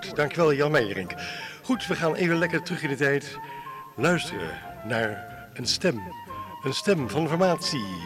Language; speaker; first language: Dutch; native; Dutch